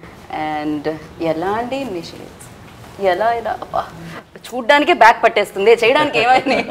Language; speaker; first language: Telugu; native; Telugu